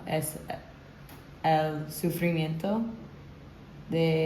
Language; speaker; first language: Spanish; non-native, learner; English